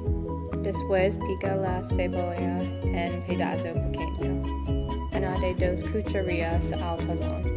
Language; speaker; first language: Spanish; non-native, learner; English